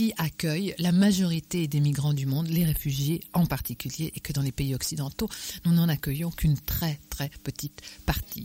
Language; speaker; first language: French; native; French